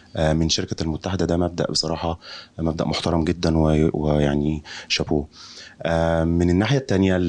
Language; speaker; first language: Arabic; native; Arabic